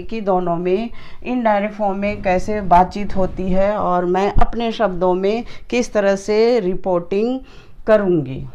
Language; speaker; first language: Hindi; native; Hindi